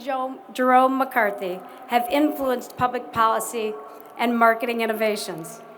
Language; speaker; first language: English; native; English